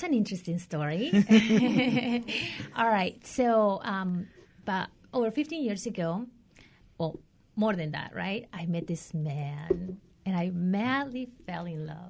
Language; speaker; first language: English; non-native, fluent; Spanish